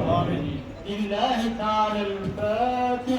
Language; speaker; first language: Turkish; native; Turkish